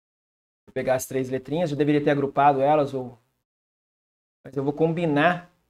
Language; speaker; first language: Portuguese; native; Portuguese